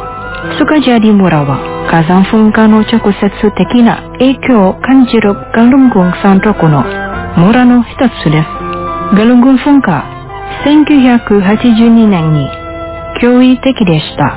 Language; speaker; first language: Japanese; non-native, fluent; Indonesian